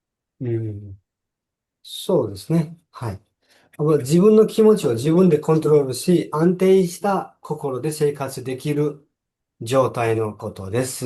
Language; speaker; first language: Japanese; non-native, fluent; Nepali